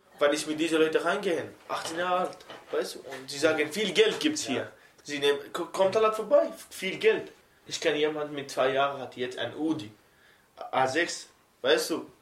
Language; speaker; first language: German; non-native, learner; Arabic